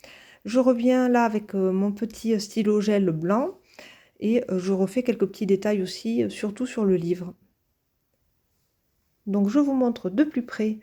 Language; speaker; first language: French; native; French